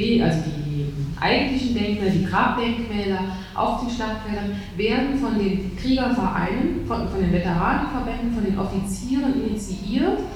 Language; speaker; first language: German; native; German